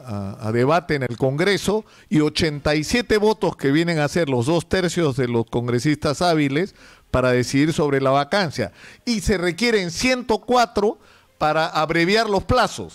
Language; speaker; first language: Spanish; native; Spanish